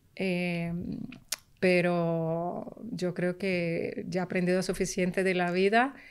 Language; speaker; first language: Spanish; early bilingual, heritage; Spanish